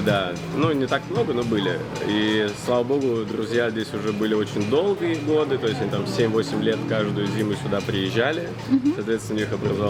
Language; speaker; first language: Russian; native; Russian